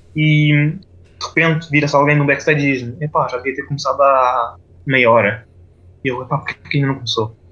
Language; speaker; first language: Portuguese; non-native, fluent; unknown